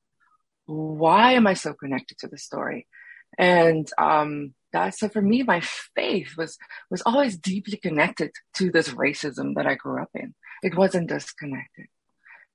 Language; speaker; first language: English; non-native, local second language; Afrikaans